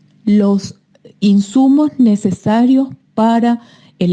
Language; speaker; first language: Spanish; native; Spanish